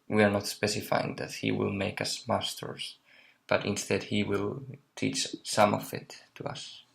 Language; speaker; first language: English; non-native, fluent; Finnish